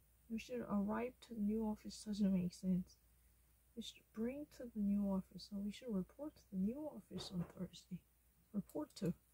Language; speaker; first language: English; non-native, learner; Korean